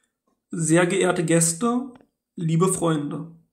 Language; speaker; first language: German; native; German